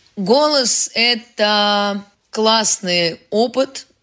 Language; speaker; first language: Russian; native; Russian